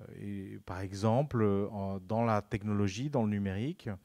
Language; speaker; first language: French; non-native, fluent; Spanish